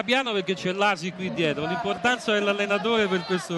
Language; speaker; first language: Italian; native; Italian